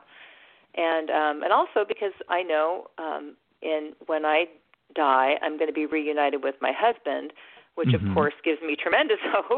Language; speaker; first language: English; native; English